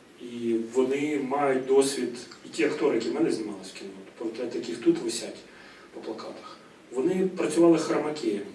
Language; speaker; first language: Ukrainian; native; Ukrainian